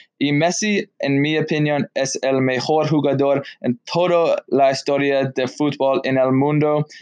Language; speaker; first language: Spanish; non-native, learner; English